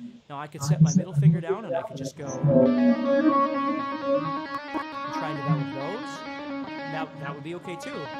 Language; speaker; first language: English; native; English